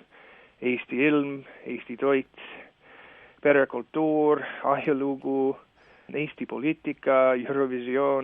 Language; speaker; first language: Estonian; non-native, fluent; English